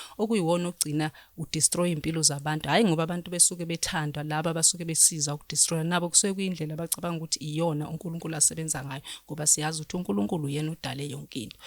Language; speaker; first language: Zulu; native; Zulu